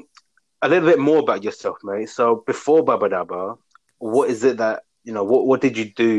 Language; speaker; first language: English; native; English